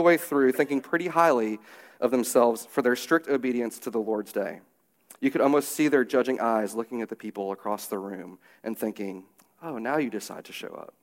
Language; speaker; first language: English; native; English